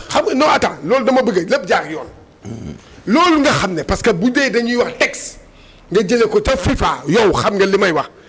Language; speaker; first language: Wolof; native; Wolof